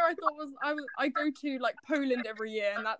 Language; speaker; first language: English; native; English